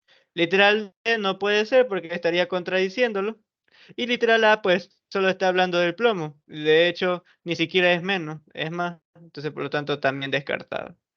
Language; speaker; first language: Spanish; native; Spanish